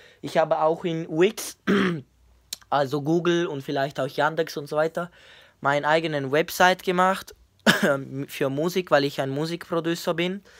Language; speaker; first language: German; non-native, learner; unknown